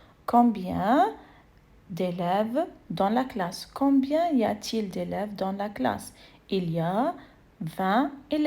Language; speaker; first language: French; non-native, fluent; Arabic